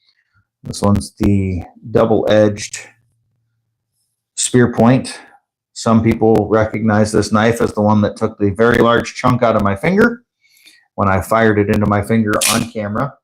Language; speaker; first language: English; native; English